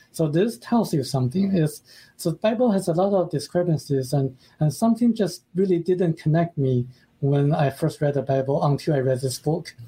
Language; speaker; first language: English; non-native, fluent; Chinese